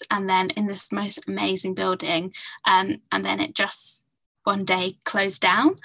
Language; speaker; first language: English; native; English